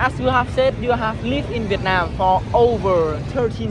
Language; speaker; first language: English; non-native, learner; Vietnamese